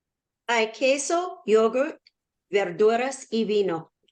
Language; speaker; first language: Spanish; non-native, learner; English